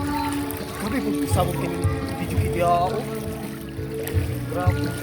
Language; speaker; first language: Filipino; non-native, local second language; Cebuano